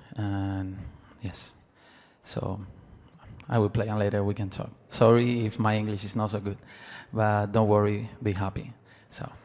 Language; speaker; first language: English; non-native, learner; Spanish